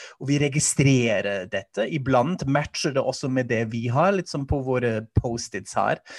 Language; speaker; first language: Norwegian; non-native, fluent; German